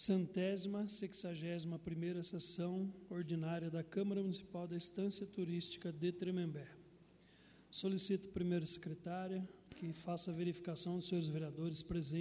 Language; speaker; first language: Portuguese; native; Portuguese